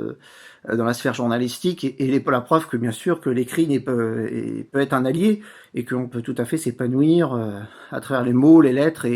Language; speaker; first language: French; native; French